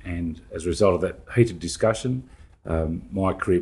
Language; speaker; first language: English; native; English